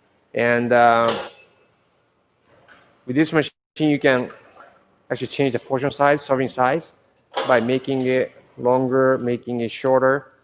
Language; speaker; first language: English; non-native, fluent; Japanese